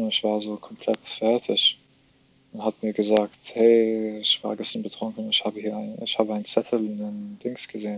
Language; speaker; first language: German; non-native, fluent; Arabic